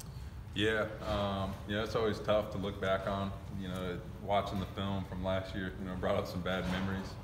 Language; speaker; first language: English; native; English